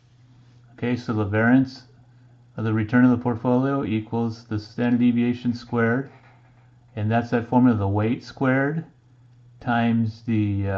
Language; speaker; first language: English; native; English